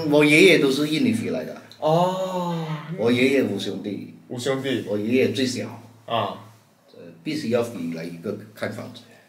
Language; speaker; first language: Chinese; non-native, local second language; Hakka Chinese